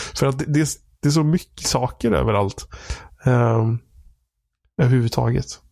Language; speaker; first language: Swedish; native; Swedish